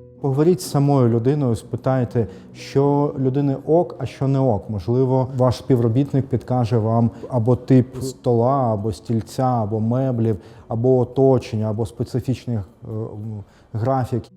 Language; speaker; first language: Ukrainian; native; Ukrainian